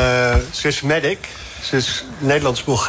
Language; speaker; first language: Dutch; non-native, fluent; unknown